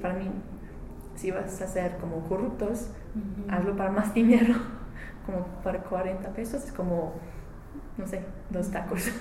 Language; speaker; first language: Spanish; non-native, learner; English